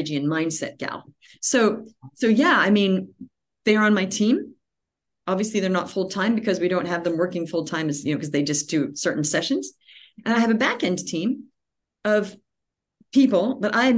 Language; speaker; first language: English; native; English